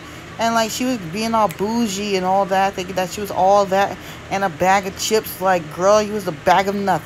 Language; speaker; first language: English; native; English